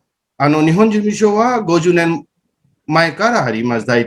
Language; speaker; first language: Japanese; non-native, fluent; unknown